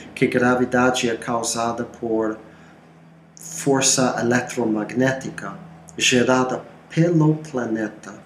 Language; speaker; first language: Portuguese; non-native, fluent; English